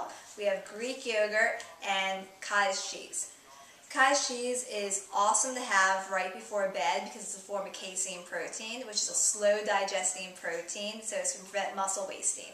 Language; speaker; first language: English; native; English